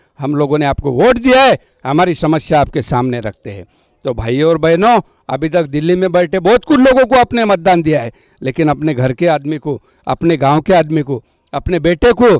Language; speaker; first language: Hindi; non-native, local second language; Lambadi